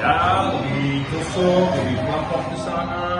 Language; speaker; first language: Indonesian; non-native, learner; English